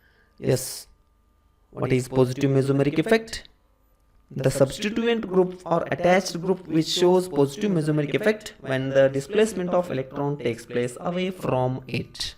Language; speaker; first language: English; non-native, local second language; Kannada